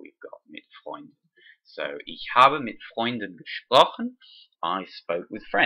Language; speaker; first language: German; non-native, fluent; English